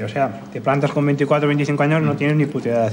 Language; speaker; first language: Spanish; native; Spanish